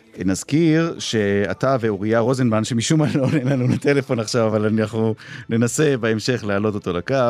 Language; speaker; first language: Hebrew; native; Hebrew